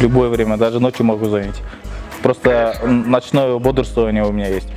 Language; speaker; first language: Russian; non-native, local second language; Kyrgyz